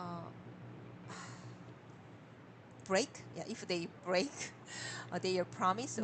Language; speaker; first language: English; non-native, learner; Korean